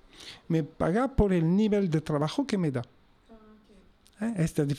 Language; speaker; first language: Spanish; non-native, fluent; French